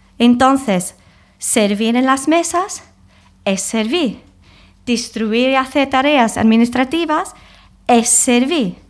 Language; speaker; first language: Spanish; non-native, fluent; English